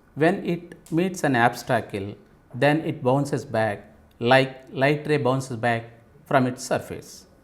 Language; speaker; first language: English; non-native, local second language; Telugu